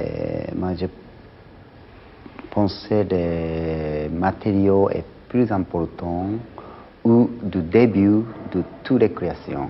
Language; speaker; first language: French; non-native, learner; Japanese